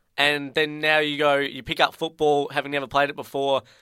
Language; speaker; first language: English; native; English